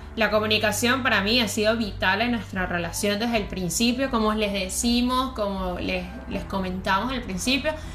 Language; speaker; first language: Spanish; native; Spanish